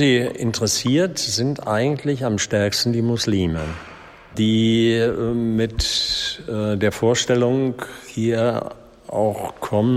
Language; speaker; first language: German; native; German